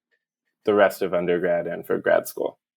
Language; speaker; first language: English; native; English